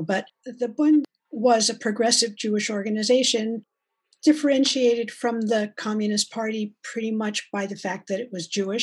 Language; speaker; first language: English; native; English